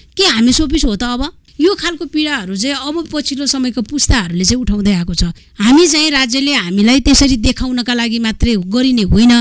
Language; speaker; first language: Nepali; non-native, local second language; Gurung